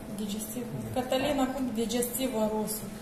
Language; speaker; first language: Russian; non-native, local second language; Romanian